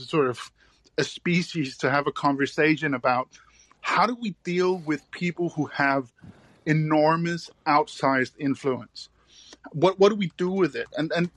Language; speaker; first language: English; non-native, fluent; Danish